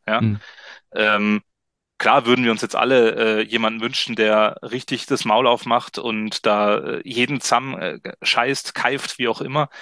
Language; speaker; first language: German; native; German